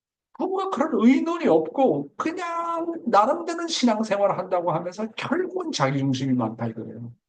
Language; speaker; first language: Korean; native; Korean